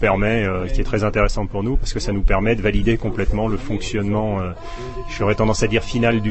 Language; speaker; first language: French; native; French